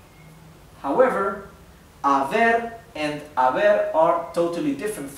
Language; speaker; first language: English; non-native, fluent; Spanish